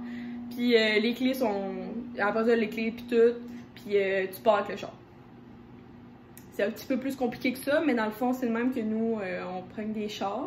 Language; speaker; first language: French; native; French